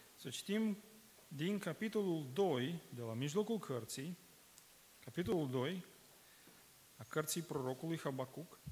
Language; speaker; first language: Romanian; non-native, fluent; Russian